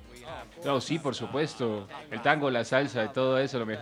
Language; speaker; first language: Spanish; non-native, fluent; English